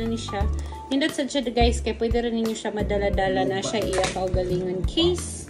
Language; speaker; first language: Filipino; non-native, local second language; Cebuano